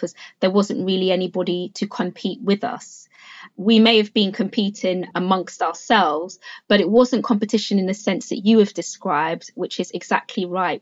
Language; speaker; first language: English; native; English